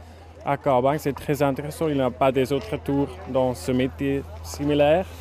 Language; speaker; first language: French; non-native, learner; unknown